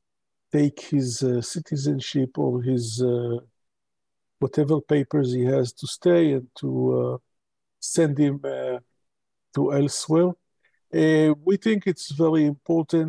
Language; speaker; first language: English; non-native, local second language; Hebrew